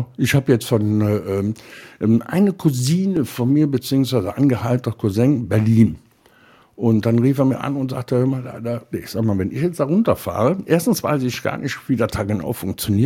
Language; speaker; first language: German; native; German